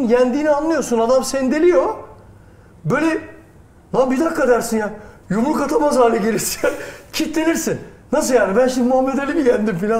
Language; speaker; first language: Turkish; native; Turkish